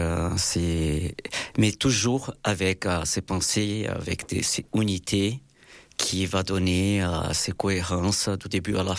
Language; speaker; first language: French; non-native, fluent; Portuguese